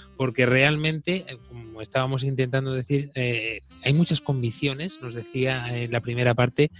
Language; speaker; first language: Spanish; native; Spanish